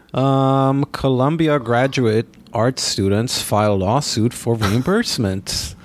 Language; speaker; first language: English; non-native, fluent; Hebrew